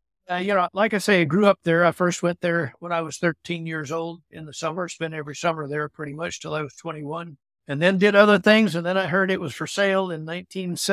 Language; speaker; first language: English; native; English